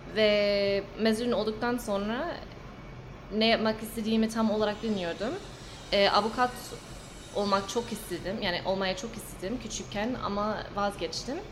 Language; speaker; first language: Turkish; early bilingual, heritage; English